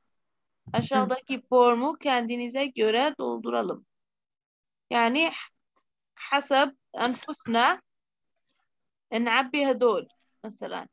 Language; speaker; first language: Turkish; non-native, fluent; Arabic